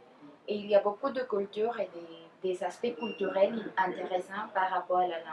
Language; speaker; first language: French; non-native, fluent; Spanish